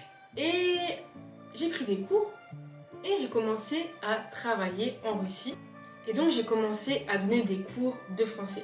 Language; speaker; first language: French; native; French